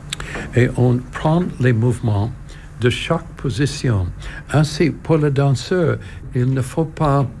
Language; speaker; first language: French; non-native, learner; English